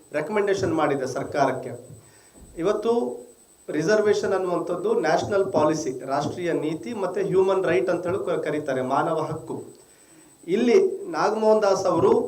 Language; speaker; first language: Kannada; non-native, local second language; Lambadi